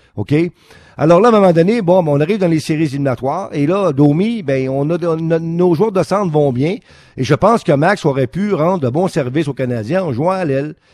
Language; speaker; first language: French; native; French